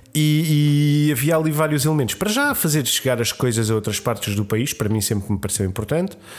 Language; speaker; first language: Portuguese; native; Portuguese